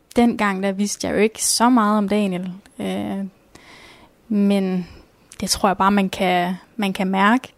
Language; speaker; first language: Danish; native; Danish